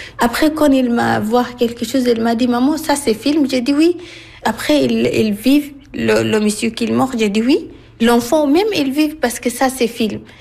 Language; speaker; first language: French; non-native, learner; Arabic